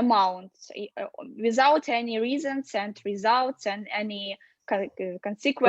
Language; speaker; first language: English; non-native, learner; Russian